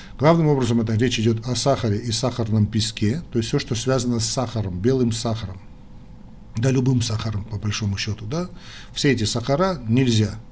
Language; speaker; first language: Russian; non-native, local second language; Armenian